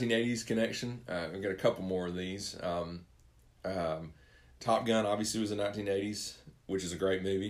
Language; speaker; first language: English; native; English